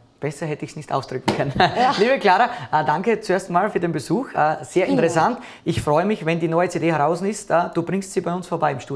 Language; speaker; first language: German; native; German